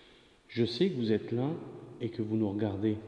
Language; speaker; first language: French; native; French